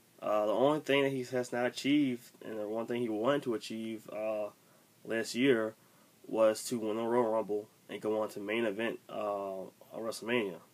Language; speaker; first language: English; native; English